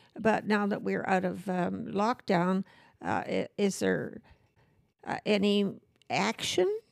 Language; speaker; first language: English; native; English